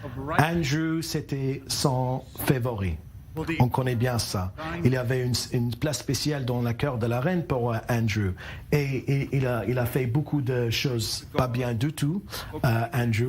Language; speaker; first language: French; non-native, learner; English